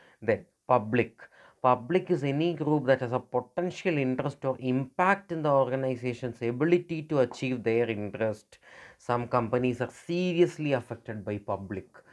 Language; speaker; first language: English; non-native, local second language; Malayalam